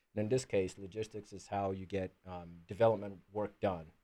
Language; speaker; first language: English; early bilingual, other home language; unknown